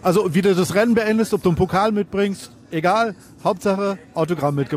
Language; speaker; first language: German; native; German